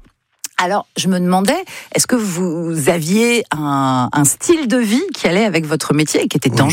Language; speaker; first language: French; native; French